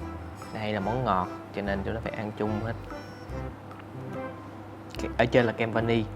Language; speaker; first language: Vietnamese; native; Vietnamese